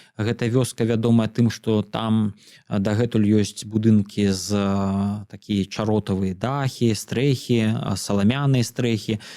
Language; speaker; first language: Belarusian; non-native, local second language; Russian